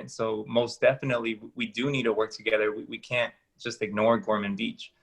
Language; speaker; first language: English; early bilingual, other home language; Spanish